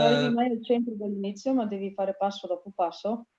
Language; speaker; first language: Italian; native; Italian